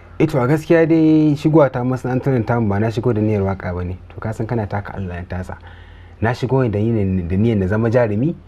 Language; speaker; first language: Hausa; native; Hausa